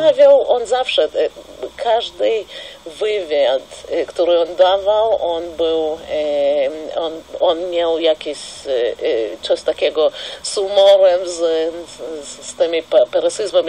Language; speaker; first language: Polish; non-native, fluent; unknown